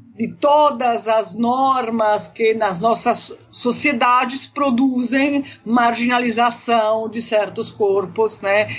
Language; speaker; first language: Portuguese; non-native, fluent; Italian